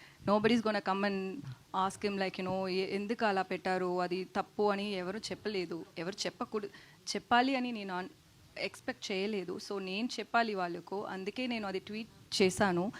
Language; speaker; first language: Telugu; non-native, local second language; Tamil